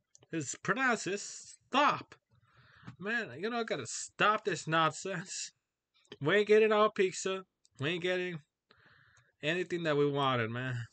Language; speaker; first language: English; early bilingual, other home language; Spanish